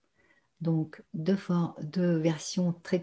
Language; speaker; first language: French; non-native, fluent; Russian